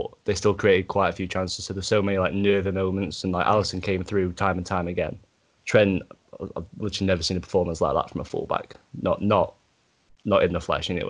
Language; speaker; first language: English; native; English